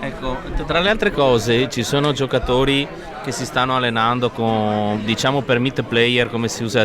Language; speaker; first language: Italian; native; Italian